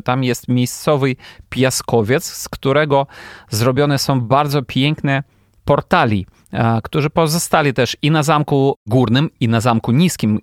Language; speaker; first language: Polish; non-native, fluent; Ukrainian